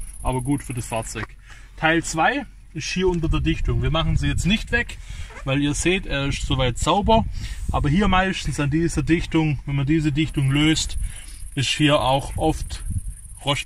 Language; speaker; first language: German; native; German